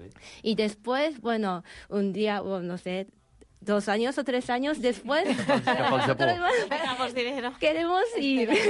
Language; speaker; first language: Spanish; non-native, fluent; Japanese